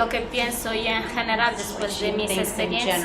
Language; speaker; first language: Spanish; non-native, fluent; Italian